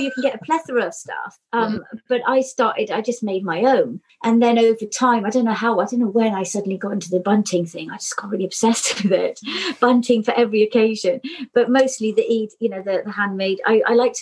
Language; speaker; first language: English; native; English